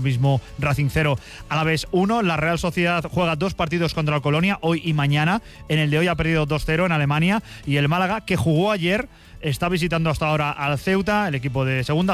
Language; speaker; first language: Spanish; native; Spanish